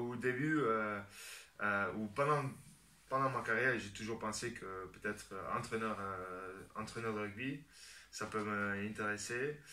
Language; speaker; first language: French; non-native, fluent; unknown